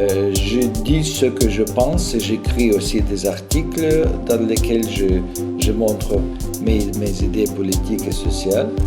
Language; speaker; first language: French; non-native, fluent; Russian